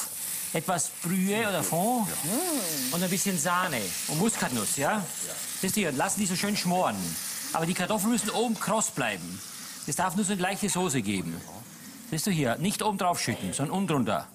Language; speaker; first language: German; native; German